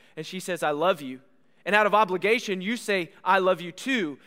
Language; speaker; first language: English; native; English